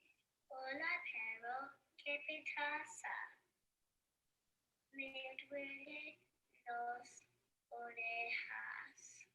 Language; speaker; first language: Spanish; non-native, learner; English